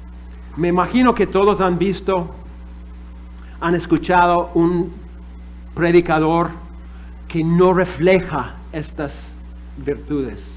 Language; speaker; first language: Spanish; non-native, fluent; English